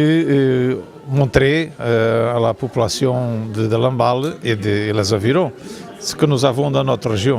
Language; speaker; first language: French; non-native, fluent; Portuguese